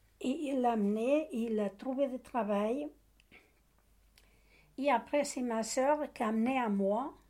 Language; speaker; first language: French; non-native, learner; Portuguese